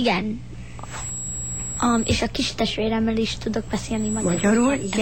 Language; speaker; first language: Hungarian; early bilingual, heritage; Hungarian